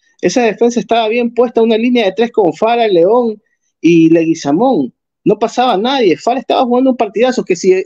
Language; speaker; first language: Spanish; native; Spanish